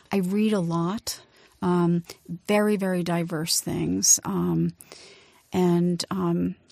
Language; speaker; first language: English; native; English